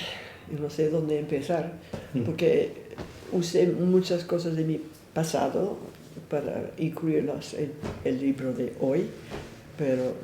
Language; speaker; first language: Spanish; non-native, fluent; English